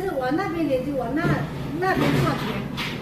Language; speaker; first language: Chinese; native; Chinese